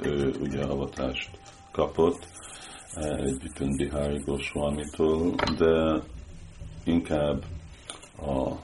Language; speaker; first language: Hungarian; early bilingual, heritage; Hungarian